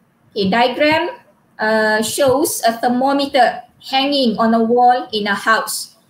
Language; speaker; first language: English; non-native, local second language; Malay